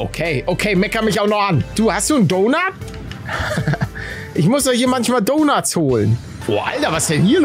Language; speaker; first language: German; native; German